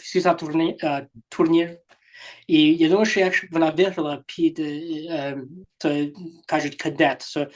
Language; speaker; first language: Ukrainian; early bilingual, heritage; English